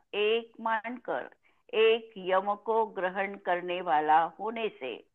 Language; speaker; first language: Hindi; non-native, local second language; Marathi